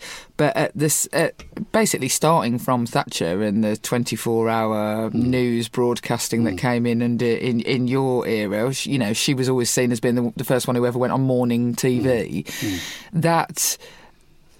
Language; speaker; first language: English; native; English